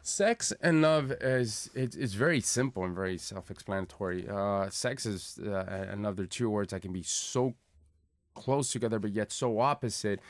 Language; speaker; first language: English; early bilingual, other home language; Spanish